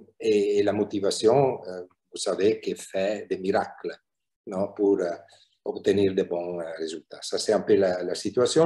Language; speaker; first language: French; non-native, fluent; Italian